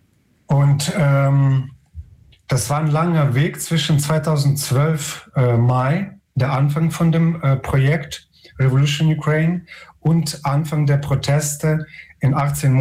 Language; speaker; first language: German; non-native, fluent; Ukrainian